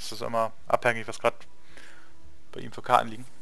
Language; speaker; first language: German; native; German